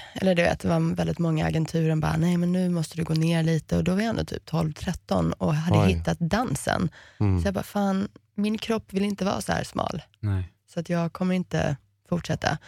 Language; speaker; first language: Swedish; early bilingual, heritage; Swedish